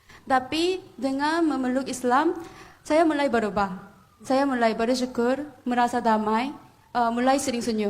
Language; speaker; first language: Indonesian; non-native, fluent; Korean